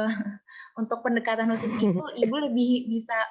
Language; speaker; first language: Indonesian; native; Indonesian